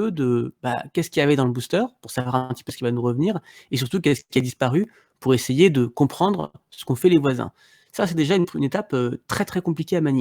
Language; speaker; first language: French; native; French